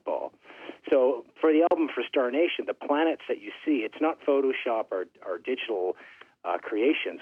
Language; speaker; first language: English; native; English